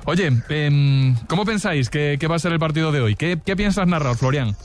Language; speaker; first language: Spanish; native; Spanish